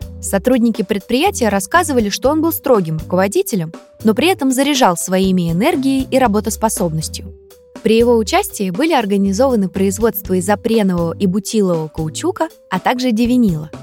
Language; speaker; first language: Russian; native; Russian